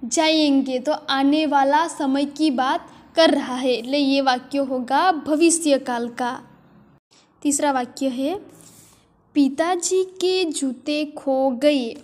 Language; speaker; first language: Hindi; non-native, local second language; Gujarati